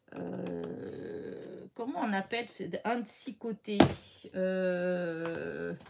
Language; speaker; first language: French; native; French